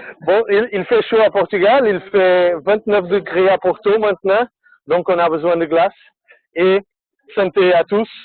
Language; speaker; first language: French; non-native, fluent; Portuguese